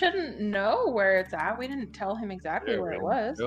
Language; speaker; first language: English; native; English